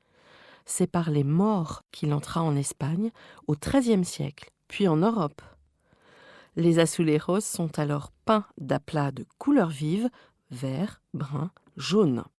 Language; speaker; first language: French; native; French